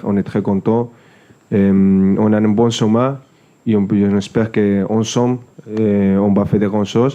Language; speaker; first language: French; non-native, fluent; Spanish